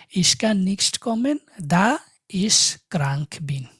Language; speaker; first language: German; non-native, fluent; Bangla